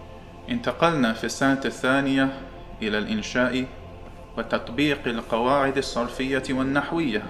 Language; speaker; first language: Arabic; non-native, learner; English